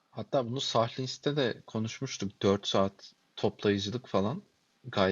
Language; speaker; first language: Turkish; native; Turkish